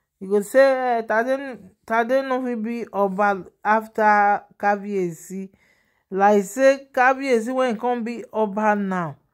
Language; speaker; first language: Nigerian Pidgin; non-native, local second language; Yoruba